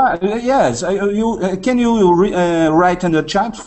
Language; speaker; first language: English; non-native, learner; Russian